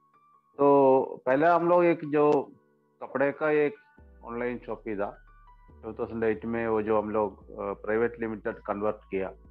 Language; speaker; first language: Hindi; non-native, local second language; Malayalam